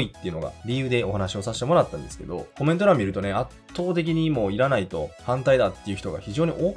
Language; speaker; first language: Japanese; native; Japanese